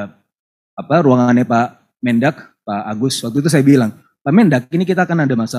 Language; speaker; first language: Indonesian; native; Indonesian